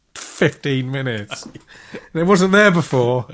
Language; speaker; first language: English; native; English